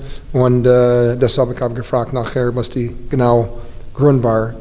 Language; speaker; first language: German; non-native, fluent; English